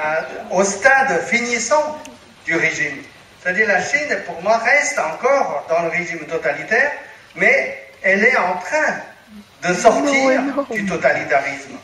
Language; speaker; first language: French; non-native, fluent; Chinese